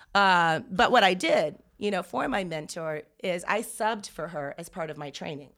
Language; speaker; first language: English; native; English